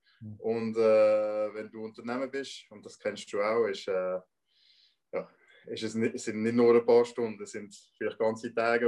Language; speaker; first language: German; non-native, local second language; French